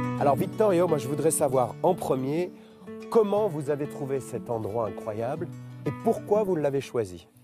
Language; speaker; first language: French; native; French